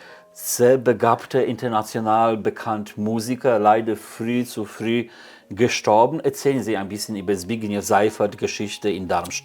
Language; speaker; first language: German; non-native, fluent; Polish